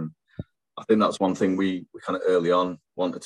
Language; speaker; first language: English; native; English